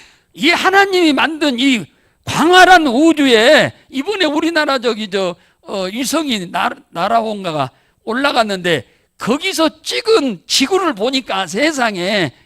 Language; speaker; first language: Korean; native; Korean